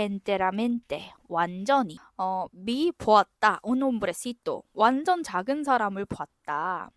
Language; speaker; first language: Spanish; non-native, fluent; Korean